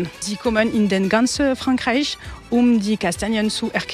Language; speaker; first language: German; non-native, learner; French